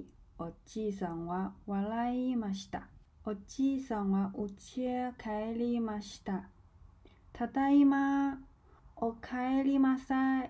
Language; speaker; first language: Japanese; non-native, learner; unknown